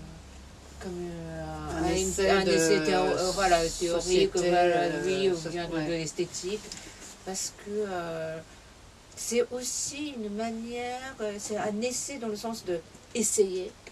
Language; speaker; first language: French; non-native, fluent; Japanese